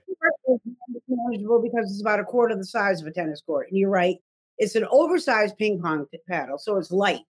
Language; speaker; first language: English; native; English